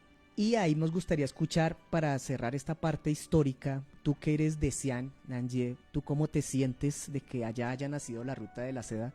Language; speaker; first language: Spanish; native; Spanish